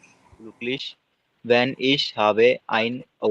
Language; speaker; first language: German; non-native, learner; Hindi